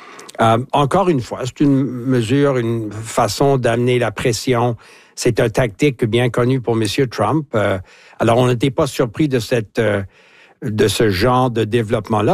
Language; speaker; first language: French; native; French